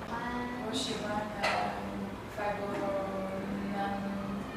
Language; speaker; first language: Chinese; non-native, learner; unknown